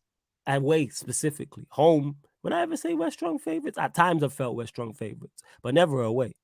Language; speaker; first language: English; native; English